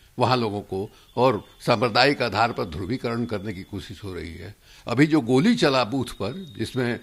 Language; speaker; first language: Hindi; native; Hindi